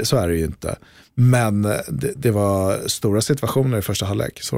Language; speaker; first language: Swedish; native; Swedish